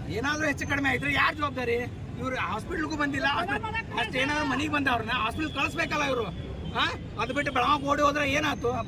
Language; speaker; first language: Kannada; native; Kannada